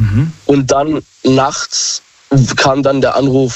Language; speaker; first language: German; native; German